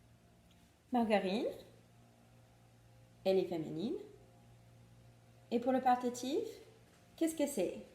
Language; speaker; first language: French; non-native, fluent; English